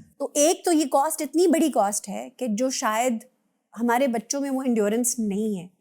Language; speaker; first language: Urdu; native; Urdu